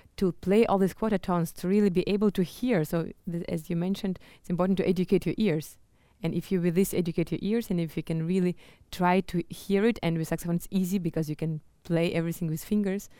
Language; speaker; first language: English; non-native, fluent; Russian